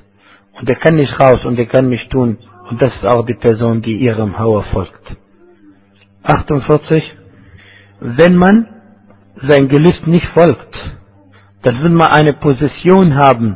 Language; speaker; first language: German; non-native, fluent; Arabic